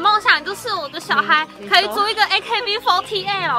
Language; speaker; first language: Chinese; native; Chinese